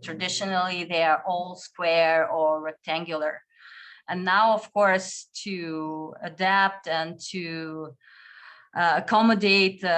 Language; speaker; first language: English; non-native, fluent; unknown